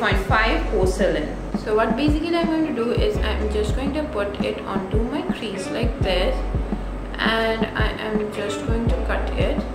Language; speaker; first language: English; non-native, local second language; Bangla